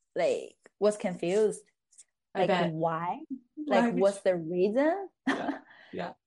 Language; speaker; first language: English; non-native, fluent; Chinese